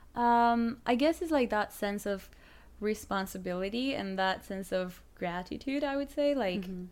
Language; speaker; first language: English; non-native, fluent; Spanish